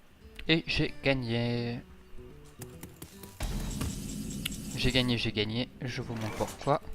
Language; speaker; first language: French; native; French